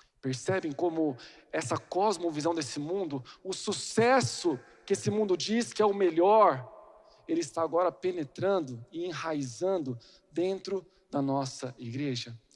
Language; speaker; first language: Portuguese; native; Portuguese